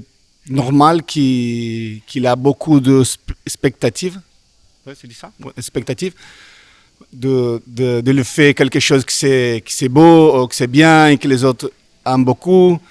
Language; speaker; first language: French; non-native, learner; Portuguese